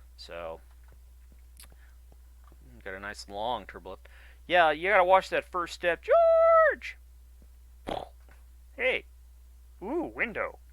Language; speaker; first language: English; native; English